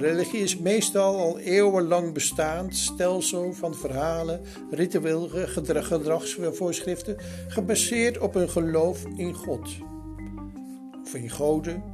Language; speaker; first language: Dutch; native; Dutch